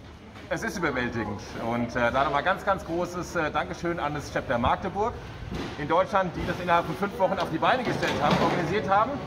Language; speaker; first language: German; native; German